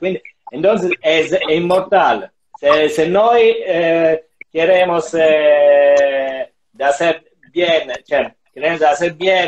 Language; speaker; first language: Spanish; non-native, learner; Italian